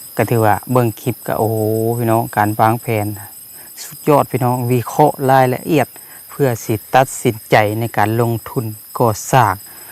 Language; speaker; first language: Thai; native; Thai